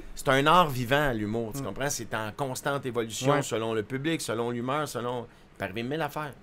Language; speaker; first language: French; native; French